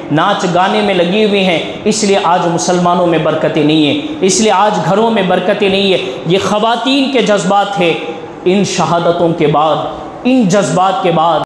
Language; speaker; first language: Urdu; native; Urdu